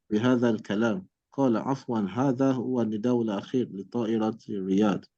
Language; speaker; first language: Arabic; non-native, fluent; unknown